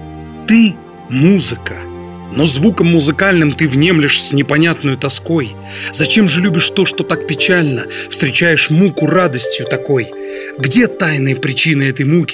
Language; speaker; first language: Russian; native; Russian